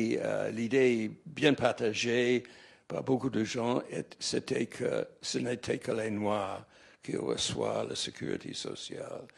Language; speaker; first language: French; non-native, fluent; English